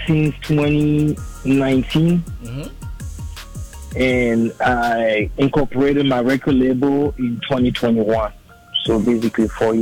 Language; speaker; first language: English; non-native, local second language; French